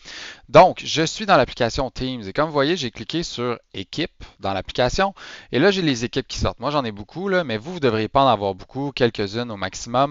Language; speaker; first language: French; native; French